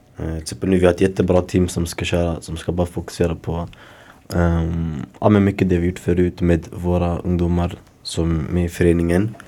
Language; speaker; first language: Swedish; early bilingual, other home language; Somali